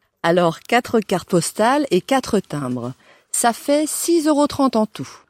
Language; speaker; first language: French; native; French